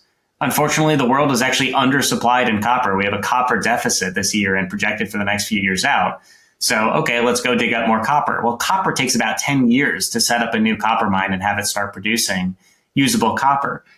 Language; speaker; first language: English; native; English